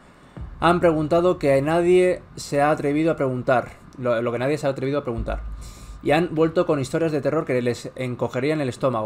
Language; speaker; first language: Spanish; native; Spanish